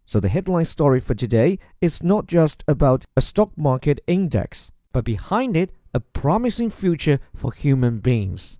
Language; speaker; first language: English; non-native, fluent; Chinese